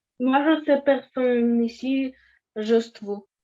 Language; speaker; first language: French; non-native, learner; Russian